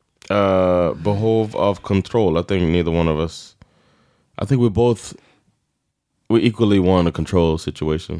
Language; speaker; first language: English; native; English